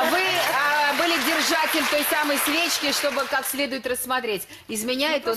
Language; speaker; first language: Russian; native; Russian